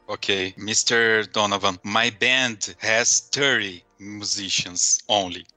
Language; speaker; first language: English; non-native, learner; Portuguese